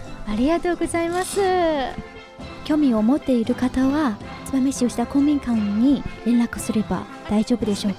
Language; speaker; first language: Japanese; non-native, fluent; Chinese